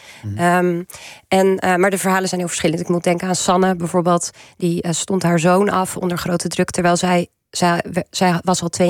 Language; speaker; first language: Dutch; native; Dutch